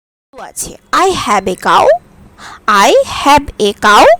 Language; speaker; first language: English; non-native, fluent; Bangla